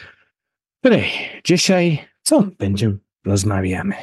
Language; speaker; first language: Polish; non-native, learner; English